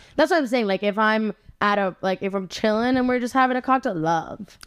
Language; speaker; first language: English; non-native, fluent; Italian